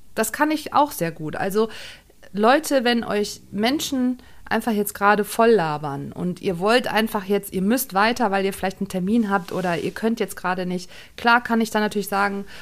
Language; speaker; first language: German; native; German